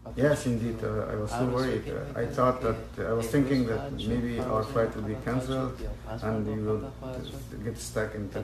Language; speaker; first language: English; non-native, fluent; Persian